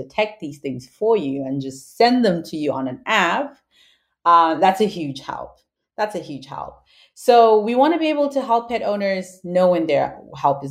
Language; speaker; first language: English; non-native, local second language; Shona